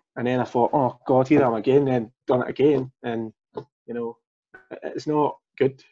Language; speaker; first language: English; native; English